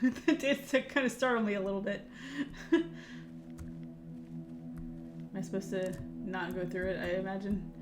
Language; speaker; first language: English; native; English